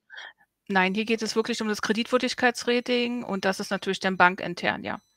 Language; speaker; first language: German; native; German